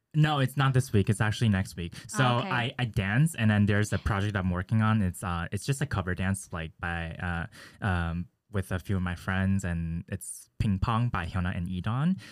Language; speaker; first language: English; early bilingual, other home language; Chinese